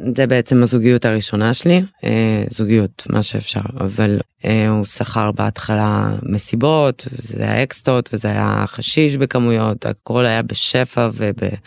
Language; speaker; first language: Hebrew; early bilingual, other home language; Russian